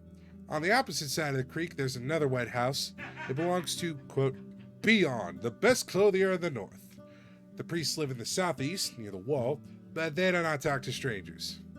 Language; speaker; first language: English; native; English